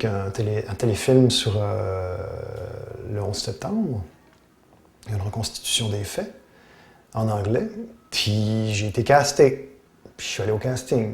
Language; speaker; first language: French; native; French